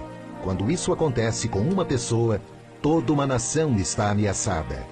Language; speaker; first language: Portuguese; native; Portuguese